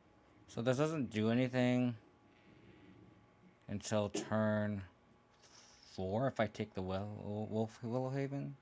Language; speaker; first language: English; native; English